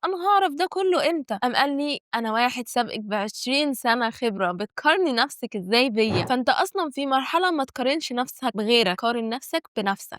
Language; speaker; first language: Arabic; native; Arabic